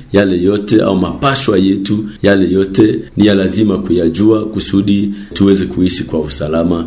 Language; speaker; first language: Swahili; non-native, local second language; North Ndebele